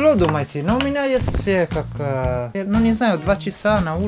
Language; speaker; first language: Russian; non-native, learner; Italian